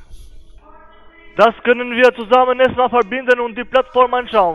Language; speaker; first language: German; non-native, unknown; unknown